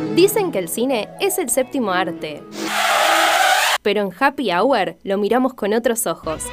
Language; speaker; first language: Spanish; native; Spanish